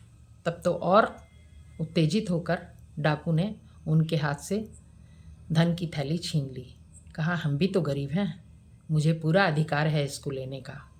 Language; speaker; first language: Hindi; native; Hindi